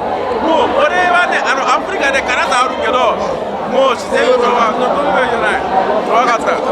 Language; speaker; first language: Japanese; non-native, fluent; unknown